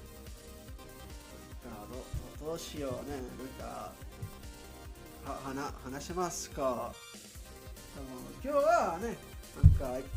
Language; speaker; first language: Japanese; non-native, learner; Spanish